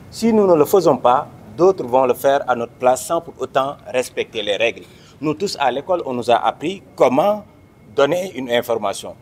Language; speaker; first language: French; non-native, local second language; Wolof